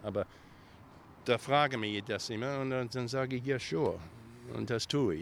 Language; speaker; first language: German; early bilingual, heritage; German